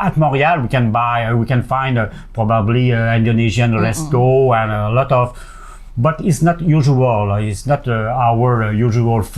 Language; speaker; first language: English; non-native, fluent; French